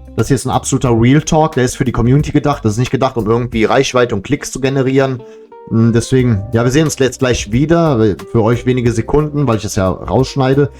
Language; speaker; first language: German; early bilingual, other home language; Serbian